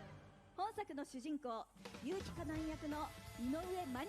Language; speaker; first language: Japanese; native; Japanese